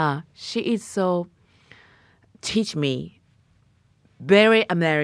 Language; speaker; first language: English; non-native, learner; Japanese